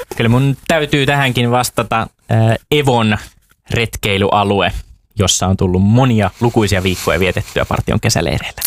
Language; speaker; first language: Finnish; native; Finnish